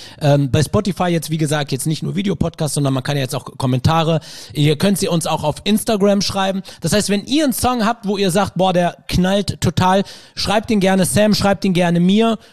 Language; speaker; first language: German; early bilingual, other home language; Arabic